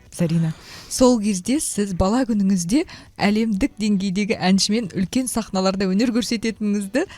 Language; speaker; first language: Kazakh; native; Kazakh